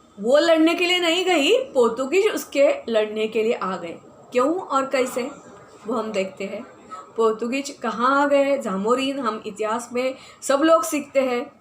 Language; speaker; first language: Hindi; non-native, local second language; Marathi